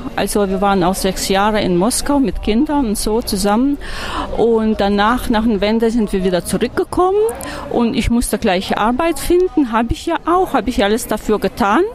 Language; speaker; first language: German; non-native, fluent; Russian